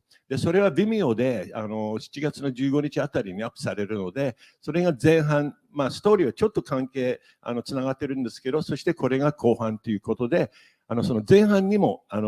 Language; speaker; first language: Japanese; native; Japanese